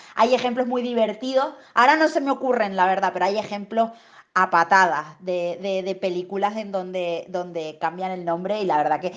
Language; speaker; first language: Spanish; native; Spanish